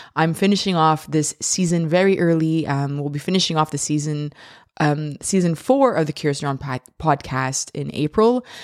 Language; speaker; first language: English; native; English